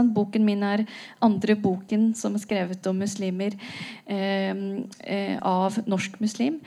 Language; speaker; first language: Norwegian; native; Norwegian